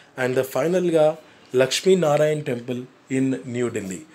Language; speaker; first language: English; non-native, local second language; Telugu